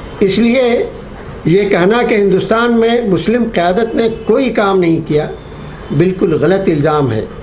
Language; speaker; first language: Urdu; native; Urdu